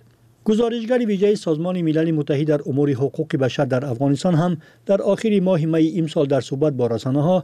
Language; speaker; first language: Persian; native; Persian